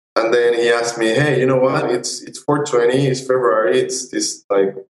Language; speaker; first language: English; non-native, fluent; Spanish